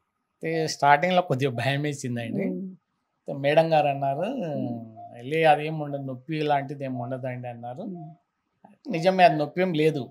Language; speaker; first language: Telugu; native; Telugu